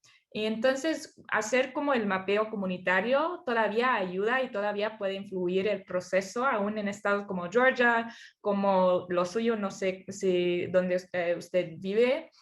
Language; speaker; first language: Spanish; non-native, fluent; English